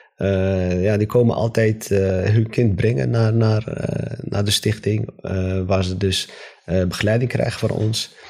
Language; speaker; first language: Dutch; native; Dutch